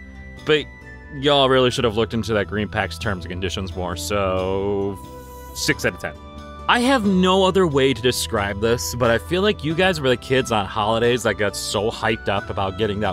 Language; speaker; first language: English; native; English